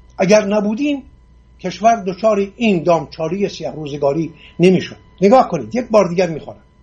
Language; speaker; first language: Persian; non-native, local second language; Assyrian Neo-Aramaic